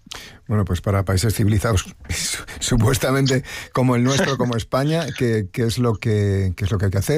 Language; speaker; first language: Spanish; native; Spanish